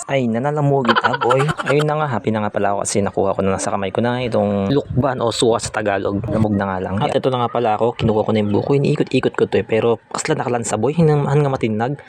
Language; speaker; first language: Filipino; non-native, local second language; Iloko